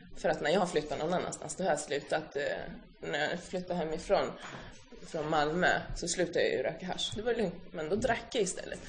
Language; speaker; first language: Swedish; early bilingual, other home language; Finnish